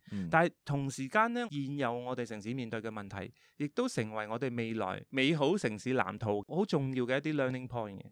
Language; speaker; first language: Cantonese; early bilingual, heritage; Cantonese